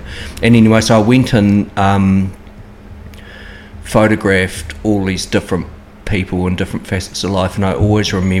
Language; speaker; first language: English; native; English